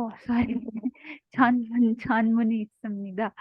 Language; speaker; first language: Korean; non-native, learner; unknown